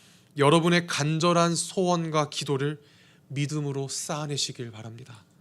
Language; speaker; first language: Korean; native; Korean